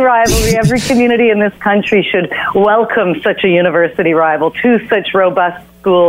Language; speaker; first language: English; native; English